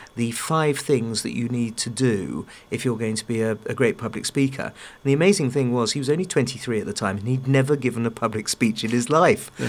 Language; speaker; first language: English; native; English